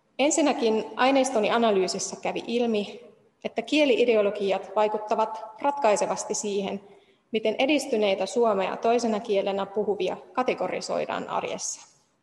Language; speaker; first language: Finnish; non-native, fluent; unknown